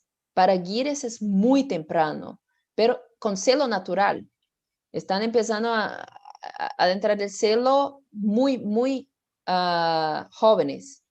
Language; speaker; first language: Spanish; non-native, fluent; Portuguese